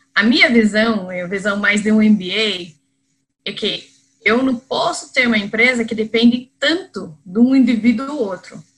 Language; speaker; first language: Portuguese; non-native, fluent; English